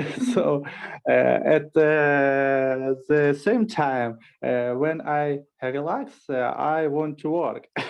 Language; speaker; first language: English; non-native, learner; Russian